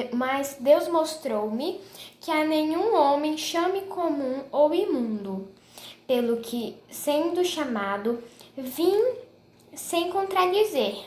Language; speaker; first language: Portuguese; native; Portuguese